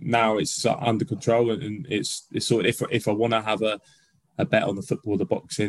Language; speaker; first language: English; native; English